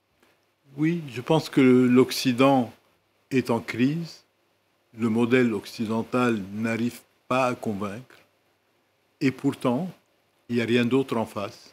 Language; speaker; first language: French; non-native, local second language; Arabic